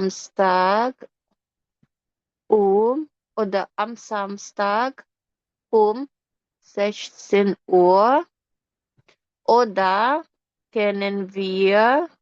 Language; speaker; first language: German; non-native, fluent; Filipino